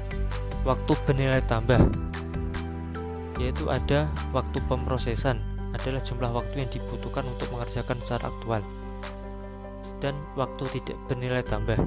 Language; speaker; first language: Indonesian; native; Indonesian